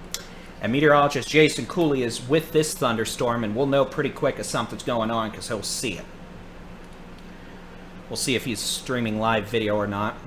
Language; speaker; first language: English; native; English